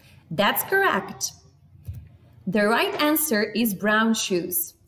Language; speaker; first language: English; non-native, fluent; Macedonian